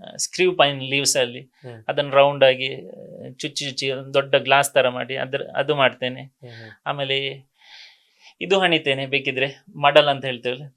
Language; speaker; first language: Kannada; non-native, local second language; Tulu